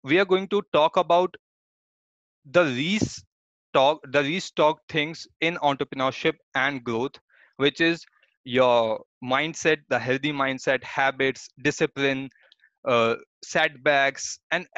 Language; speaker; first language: English; non-native, local second language; Hindi